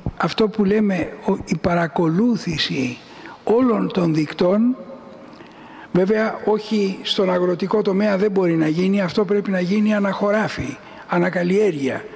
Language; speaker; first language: Greek; early bilingual, heritage; Greek